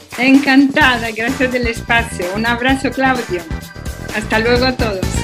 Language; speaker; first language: Spanish; non-native, fluent; Italian